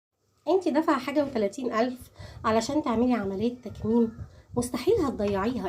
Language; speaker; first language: Arabic; native; Arabic